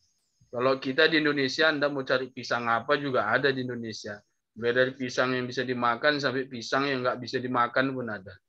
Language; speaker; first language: Indonesian; native; Indonesian